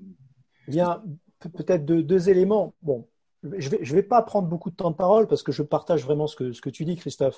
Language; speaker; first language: French; native; French